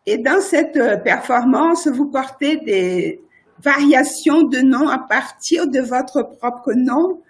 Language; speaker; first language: French; non-native, fluent; Portuguese